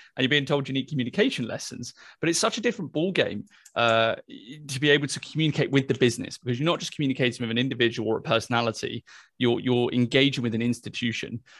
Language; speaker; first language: English; native; English